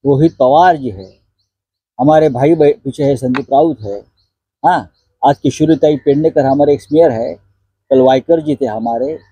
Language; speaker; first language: Hindi; non-native, local second language; Marathi